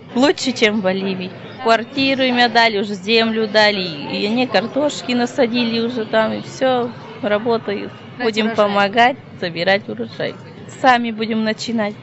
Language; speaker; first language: Russian; early bilingual, heritage; Portuguese